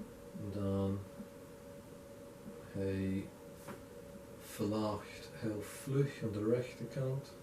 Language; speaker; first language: Dutch; non-native, learner; English